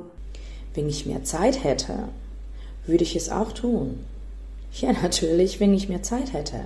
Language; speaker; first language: German; non-native, fluent; Spanish